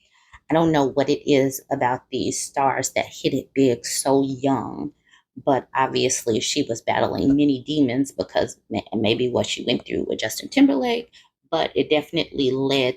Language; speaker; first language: English; native; English